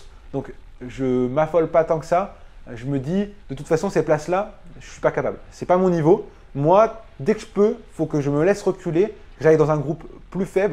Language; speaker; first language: French; native; French